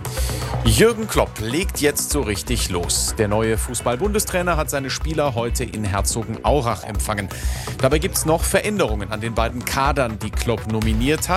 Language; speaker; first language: German; native; German